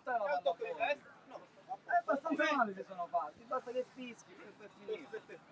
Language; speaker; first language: Italian; native; Italian